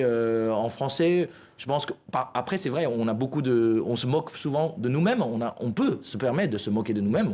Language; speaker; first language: French; non-native, fluent; Chinese